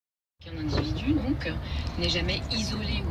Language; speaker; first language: French; native; French